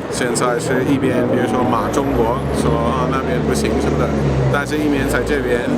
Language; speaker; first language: Chinese; non-native, fluent; English